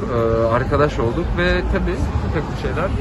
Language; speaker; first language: Turkish; early bilingual, heritage; Turkish